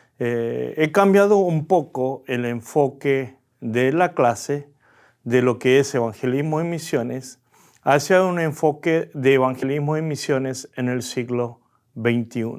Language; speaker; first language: Spanish; early bilingual, other home language; Korean